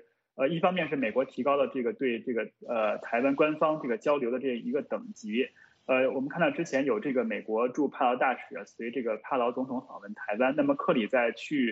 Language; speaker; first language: Chinese; native; Chinese